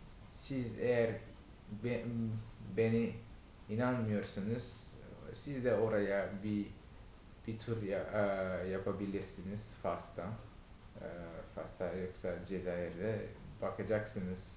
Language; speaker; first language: Turkish; non-native, fluent; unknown